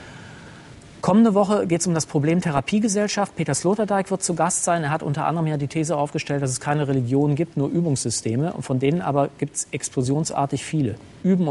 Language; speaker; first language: German; native; German